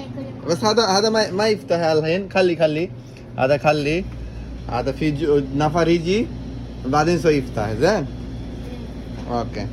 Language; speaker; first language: Arabic; non-native, learner; Bangla